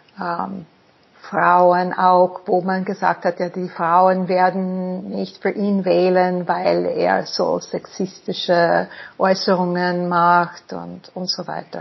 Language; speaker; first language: German; non-native, fluent; English